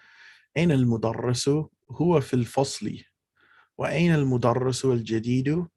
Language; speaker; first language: Arabic; non-native, fluent; English